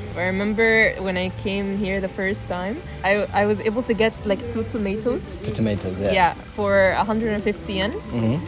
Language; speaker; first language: English; non-native, fluent; Arabic